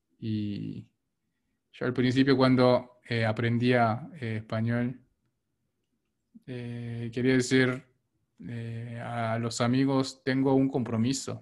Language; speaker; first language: Spanish; non-native, fluent; Korean